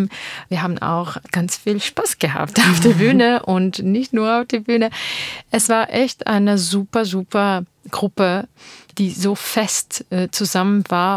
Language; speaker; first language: German; non-native, learner; Armenian